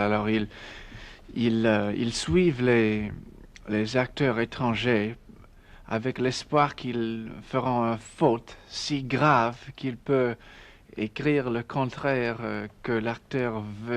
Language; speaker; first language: French; non-native, learner; English